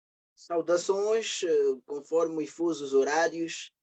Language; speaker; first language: Portuguese; native; Portuguese